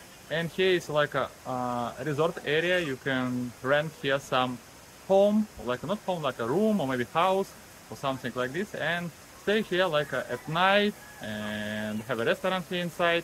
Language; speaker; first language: English; non-native, learner; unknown